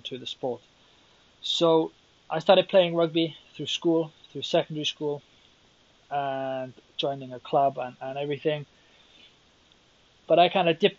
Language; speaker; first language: English; native; English